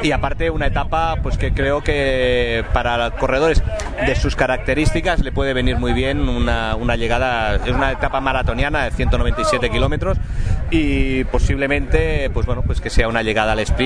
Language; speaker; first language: Spanish; native; Spanish